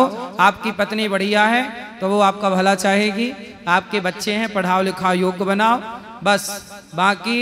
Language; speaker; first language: Hindi; native; Hindi